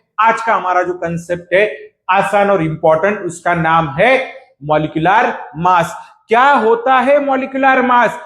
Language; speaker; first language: Hindi; non-native, local second language; Marathi